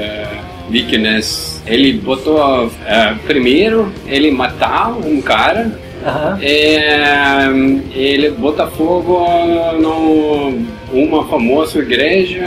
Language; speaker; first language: Portuguese; non-native, learner; Norwegian